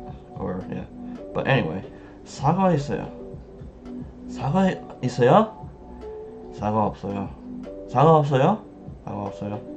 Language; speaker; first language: Korean; non-native, learner; English